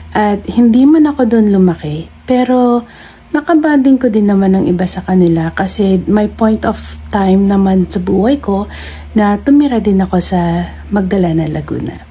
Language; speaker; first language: Filipino; non-native, local second language; Iloko